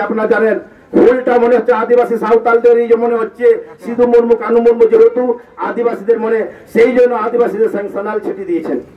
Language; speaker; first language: Bangla; non-native, local second language; Santali